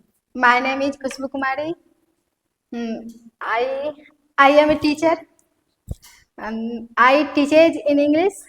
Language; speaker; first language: English; non-native, learner; Hindi